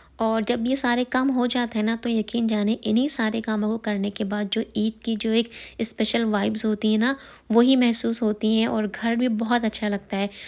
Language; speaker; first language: Urdu; native; Urdu